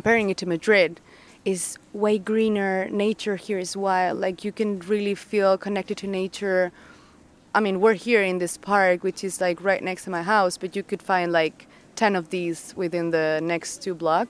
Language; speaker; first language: English; non-native, fluent; Spanish